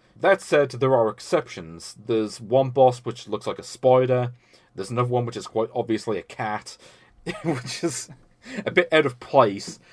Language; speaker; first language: English; native; English